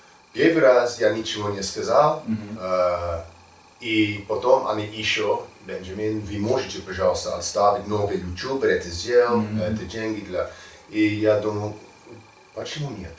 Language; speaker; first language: Russian; non-native, learner; English